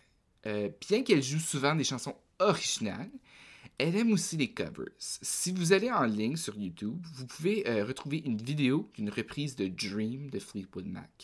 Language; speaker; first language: French; native; French